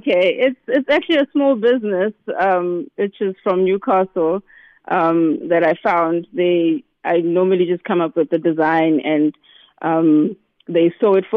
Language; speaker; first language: English; non-native, local second language; Southern Sotho